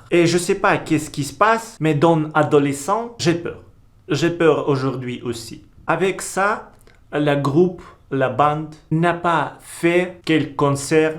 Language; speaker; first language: French; non-native, learner; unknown